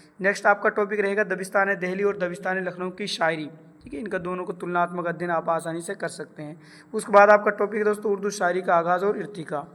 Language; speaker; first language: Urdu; native; Urdu